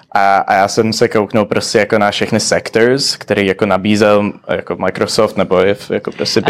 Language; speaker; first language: Czech; early bilingual, heritage; Czech